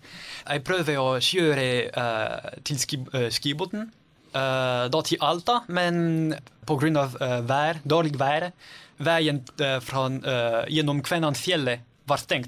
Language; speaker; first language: Norwegian; non-native, learner; French